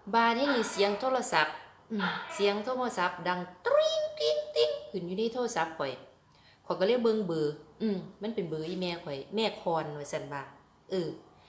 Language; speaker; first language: Thai; native; Thai